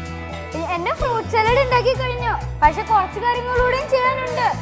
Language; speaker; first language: Malayalam; native; Malayalam